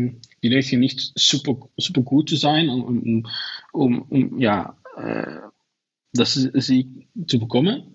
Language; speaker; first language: German; non-native, learner; Dutch